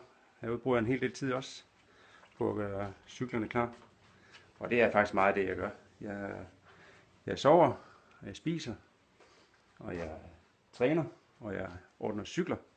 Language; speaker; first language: Danish; native; Danish